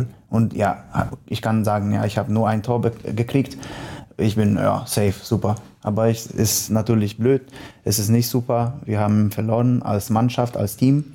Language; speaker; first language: German; non-native, learner; Polish